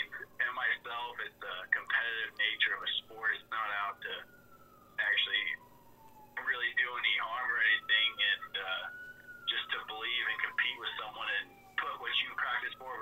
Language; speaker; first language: English; native; English